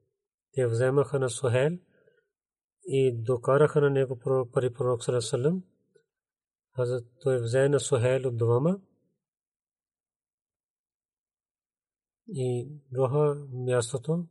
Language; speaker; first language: Bulgarian; non-native, learner; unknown